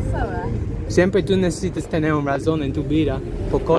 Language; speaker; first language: Spanish; non-native, learner; English